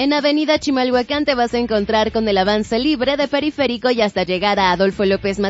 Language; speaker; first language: Spanish; native; Spanish